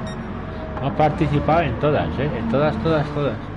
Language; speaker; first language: Spanish; native; Spanish